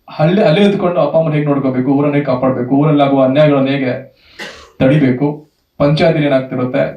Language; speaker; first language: Kannada; native; Kannada